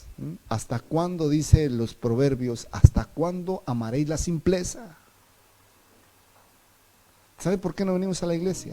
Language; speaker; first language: Spanish; native; Spanish